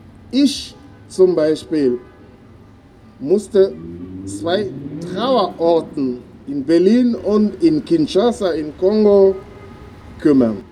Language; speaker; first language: German; non-native, fluent; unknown